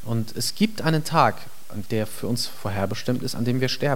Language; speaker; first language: German; native; German